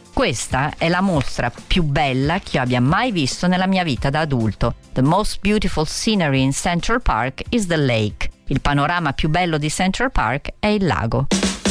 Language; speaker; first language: Italian; native; Italian